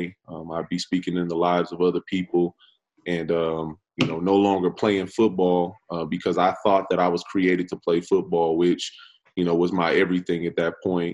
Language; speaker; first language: English; native; English